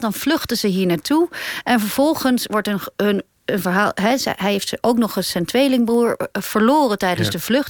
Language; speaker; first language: Dutch; native; Dutch